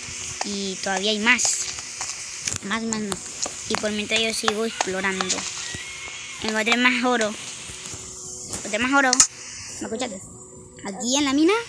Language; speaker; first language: Spanish; native; Spanish